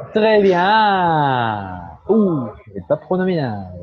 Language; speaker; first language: French; non-native, learner; Portuguese